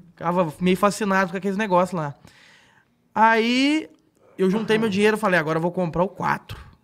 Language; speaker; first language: Portuguese; native; Portuguese